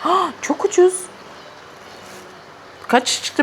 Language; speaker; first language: Turkish; non-native, learner; Kazakh